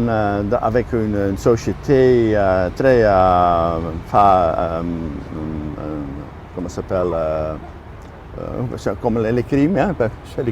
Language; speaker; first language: French; non-native, fluent; Dutch